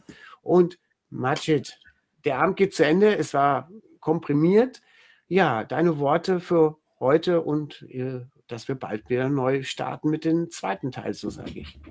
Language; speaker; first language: German; native; German